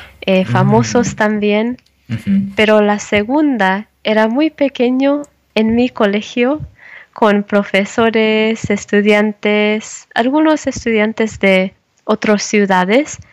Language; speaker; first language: Spanish; non-native, learner; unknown